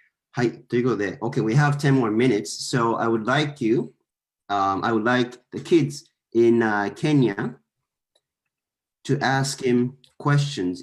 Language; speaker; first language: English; non-native, fluent; Japanese